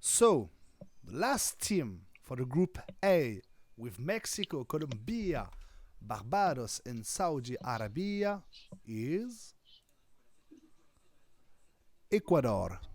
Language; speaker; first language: English; non-native, learner; French